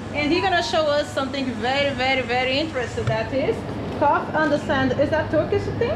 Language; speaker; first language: English; non-native, fluent; Portuguese